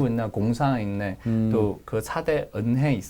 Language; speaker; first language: Korean; non-native, learner; Chinese